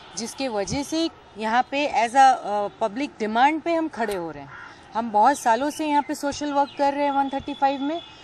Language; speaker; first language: Hindi; non-native, local second language; Urdu